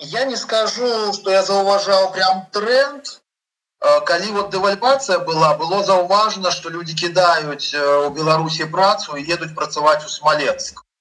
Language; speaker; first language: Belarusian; non-native, local second language; Russian